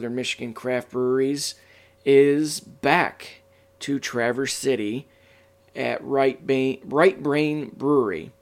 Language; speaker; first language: English; native; English